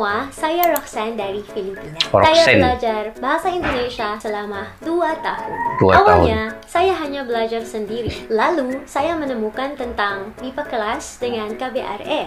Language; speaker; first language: Indonesian; non-native, learner; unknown